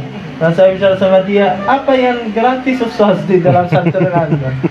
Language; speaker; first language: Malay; non-native, fluent; Arabic